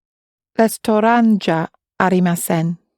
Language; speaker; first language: Japanese; non-native, learner; English